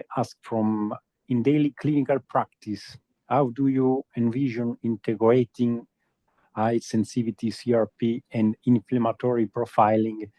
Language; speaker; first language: English; non-native, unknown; Italian